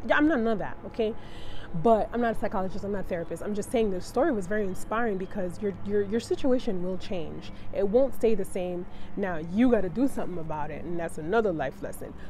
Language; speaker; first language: English; early bilingual, other home language; Spanish